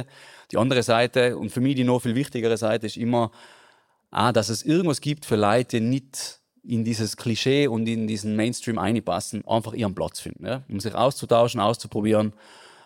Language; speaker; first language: German; native; German